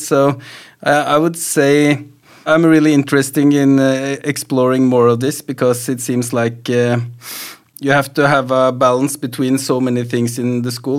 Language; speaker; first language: English; non-native, fluent; Norwegian